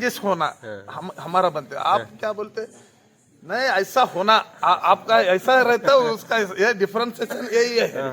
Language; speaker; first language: Hindi; non-native, local second language; Kannada